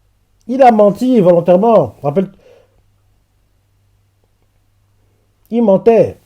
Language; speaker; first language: French; native; French